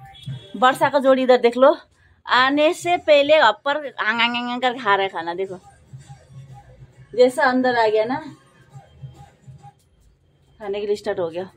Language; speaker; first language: Hindi; non-native, local second language; Nepali